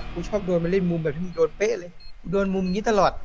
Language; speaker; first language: Thai; native; Thai